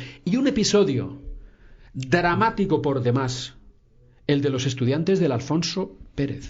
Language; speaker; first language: Spanish; native; Spanish